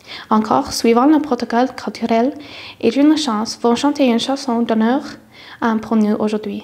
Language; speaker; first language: French; non-native, learner; English